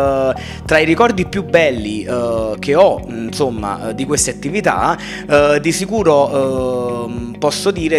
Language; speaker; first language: Italian; native; Italian